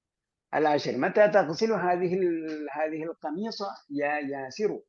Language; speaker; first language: Arabic; non-native, fluent; Malayalam